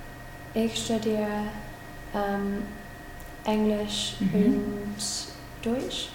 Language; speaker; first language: German; non-native, learner; English